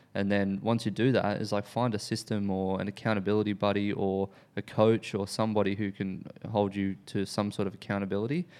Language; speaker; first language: English; native; English